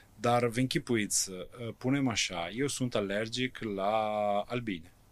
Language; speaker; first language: Romanian; non-native, fluent; Italian